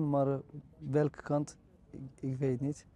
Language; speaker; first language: Dutch; non-native, learner; Turkish